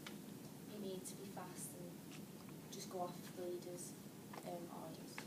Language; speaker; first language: English; native; English